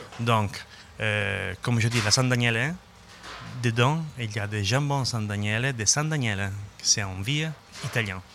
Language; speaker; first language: French; non-native, learner; Italian